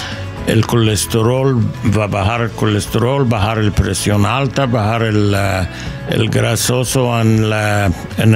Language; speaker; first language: Spanish; non-native, learner; English